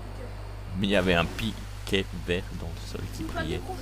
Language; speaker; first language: French; native; French